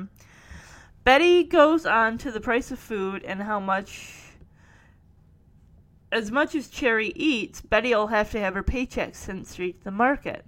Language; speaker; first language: English; native; English